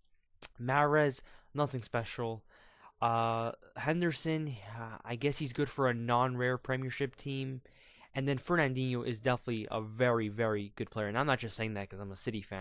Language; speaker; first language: English; native; English